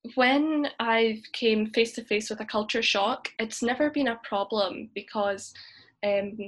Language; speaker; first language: English; native; English